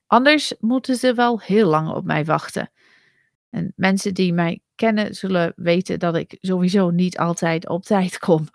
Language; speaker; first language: Dutch; non-native, fluent; English